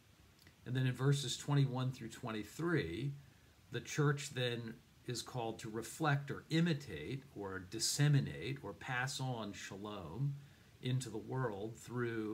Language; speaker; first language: English; native; English